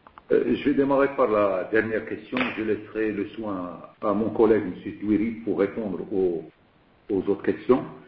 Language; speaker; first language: French; non-native, local second language; Arabic